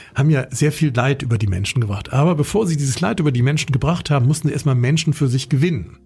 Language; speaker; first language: German; native; German